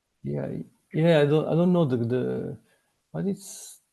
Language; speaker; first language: English; non-native, learner; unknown